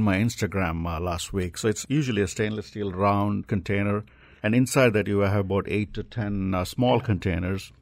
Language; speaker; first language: English; non-native, local second language; Telugu